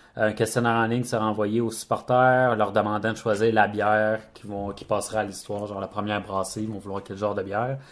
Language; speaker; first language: French; native; French